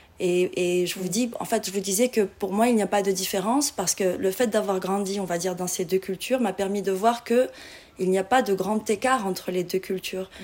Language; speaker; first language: French; non-native, local second language; Arabic